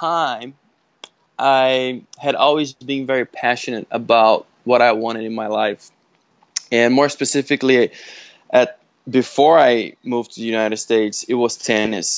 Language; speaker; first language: English; non-native, fluent; Portuguese